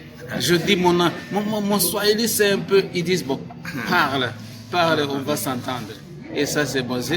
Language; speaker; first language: French; non-native, local second language; Kinyarwanda